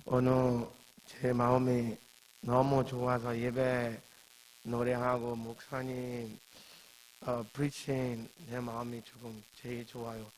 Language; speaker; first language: Korean; non-native, learner; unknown